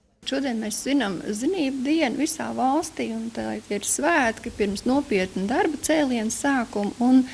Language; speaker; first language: Latvian; native; Latvian